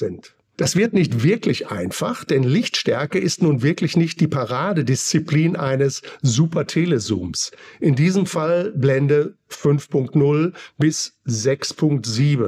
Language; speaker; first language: German; native; German